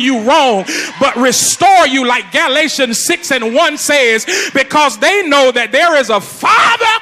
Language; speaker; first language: English; native; English